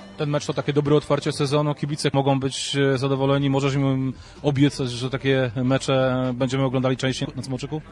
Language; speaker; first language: Polish; native; Polish